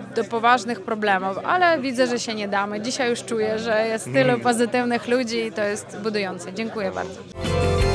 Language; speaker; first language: Polish; non-native, fluent; Ukrainian